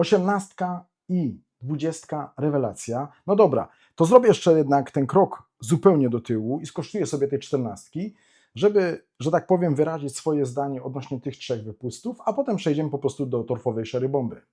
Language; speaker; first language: Polish; native; Polish